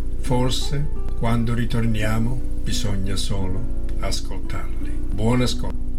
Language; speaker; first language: Italian; native; Italian